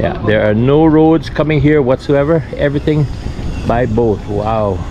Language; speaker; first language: English; native; English